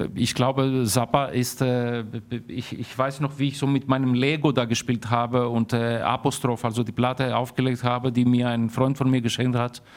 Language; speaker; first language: German; early bilingual, heritage; German